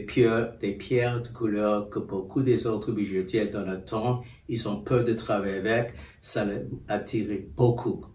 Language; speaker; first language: French; non-native, fluent; English